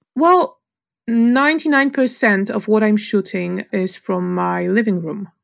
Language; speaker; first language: English; non-native, fluent; Polish